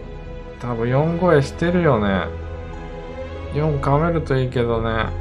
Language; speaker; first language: Japanese; native; Japanese